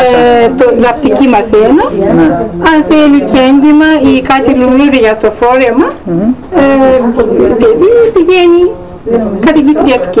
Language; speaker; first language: Greek; non-native, local second language; Turkish